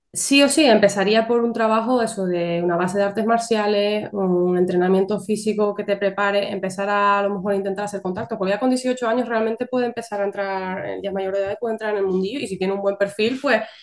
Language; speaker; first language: Spanish; native; Spanish